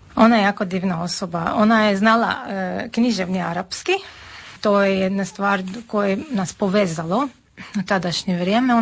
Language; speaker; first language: Serbian; non-native, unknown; Armenian